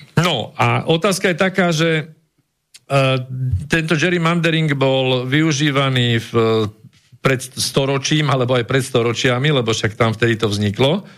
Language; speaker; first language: Slovak; native; Slovak